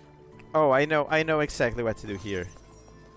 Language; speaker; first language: English; native; English